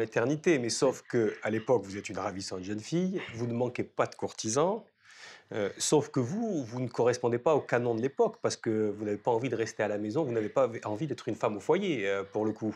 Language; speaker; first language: French; native; French